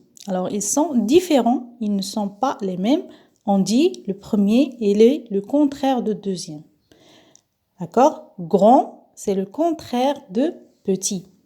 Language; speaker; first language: French; non-native, local second language; Arabic